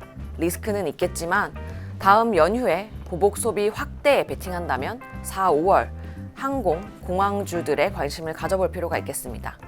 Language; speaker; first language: Korean; native; Korean